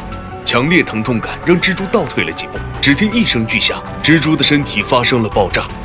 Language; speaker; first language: Chinese; native; Chinese